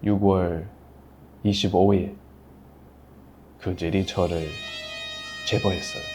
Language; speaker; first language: Korean; non-native, fluent; English